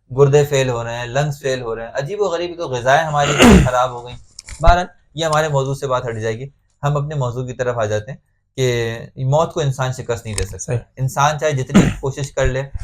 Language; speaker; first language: Urdu; native; Urdu